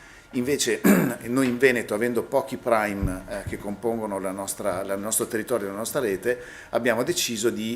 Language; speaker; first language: Italian; native; Italian